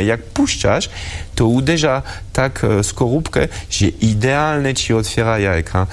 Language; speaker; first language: Polish; early bilingual, heritage; French